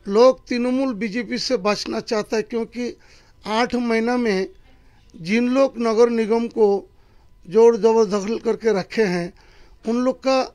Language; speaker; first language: Hindi; non-native, local second language; Bangla